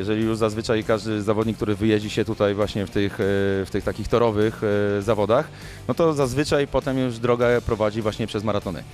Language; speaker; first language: Polish; native; Polish